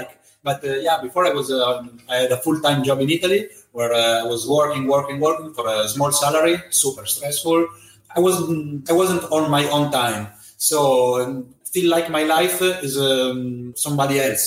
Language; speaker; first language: English; non-native, fluent; Italian